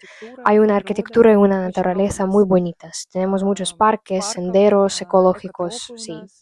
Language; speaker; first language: Spanish; non-native, fluent; Russian